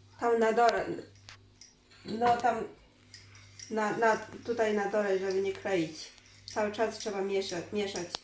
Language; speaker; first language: Polish; non-native, learner; Chinese